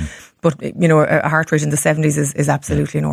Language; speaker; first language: English; native; English